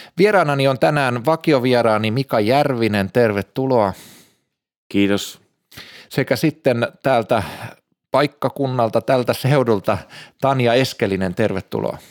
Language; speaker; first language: Finnish; native; Finnish